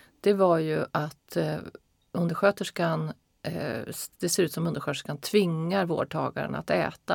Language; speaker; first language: Swedish; native; Swedish